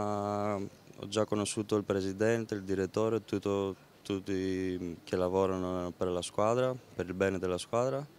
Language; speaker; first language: Italian; non-native, learner; Greek